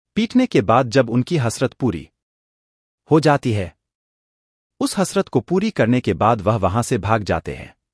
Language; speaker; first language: Hindi; native; Hindi